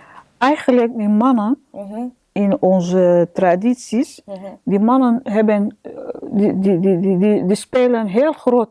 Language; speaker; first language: Dutch; non-native, learner; Arabic